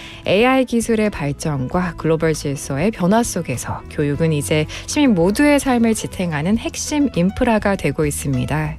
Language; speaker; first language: Korean; non-native, fluent; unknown